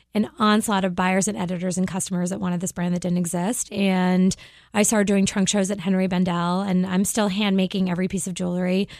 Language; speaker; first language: English; native; English